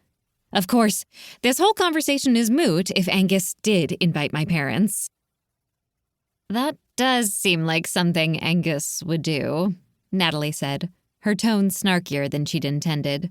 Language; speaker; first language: English; native; English